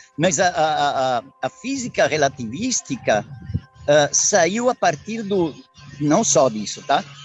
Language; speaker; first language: Portuguese; early bilingual, other home language; Italian